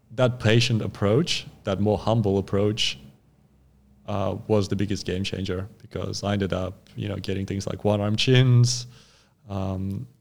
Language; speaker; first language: English; non-native, fluent; Russian